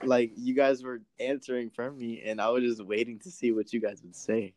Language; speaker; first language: English; native; English